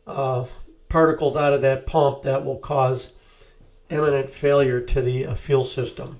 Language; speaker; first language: English; native; English